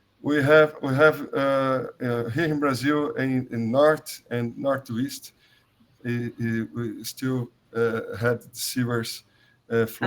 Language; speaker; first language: English; non-native, learner; Portuguese